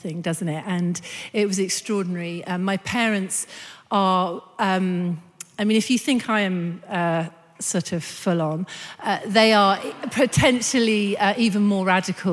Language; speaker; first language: English; native; English